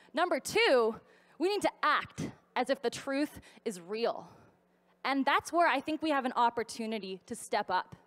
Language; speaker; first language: English; native; English